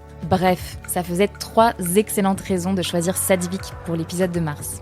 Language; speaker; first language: French; native; French